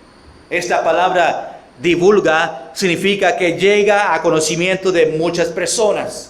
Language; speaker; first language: Spanish; non-native, fluent; English